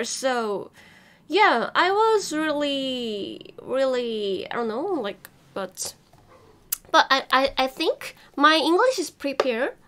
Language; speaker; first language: English; non-native, learner; Korean